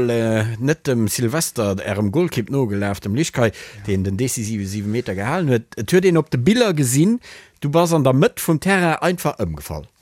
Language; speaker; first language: Luxembourgish; native; Luxembourgish